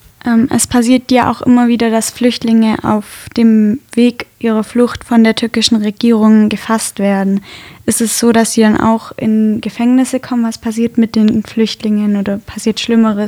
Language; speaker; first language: German; native; German